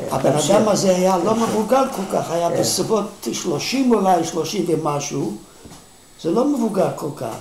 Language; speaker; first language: Hebrew; non-native, fluent; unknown